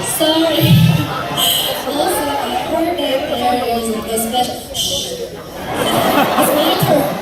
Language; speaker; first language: English; non-native, learner; Korean